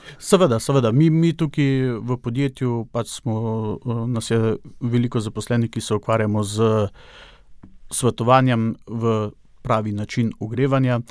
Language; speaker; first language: Slovenian; native; Slovenian